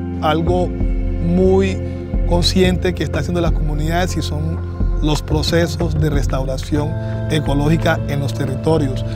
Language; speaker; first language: Spanish; native; Spanish